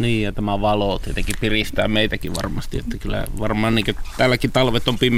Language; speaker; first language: Finnish; native; Finnish